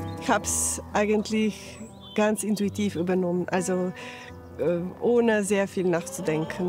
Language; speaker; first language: German; non-native, fluent; Slovenian